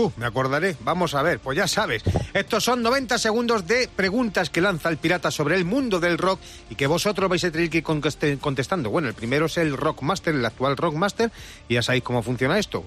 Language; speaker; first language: Spanish; native; Spanish